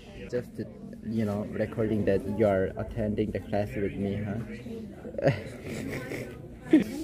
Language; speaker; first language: English; non-native, fluent; Korean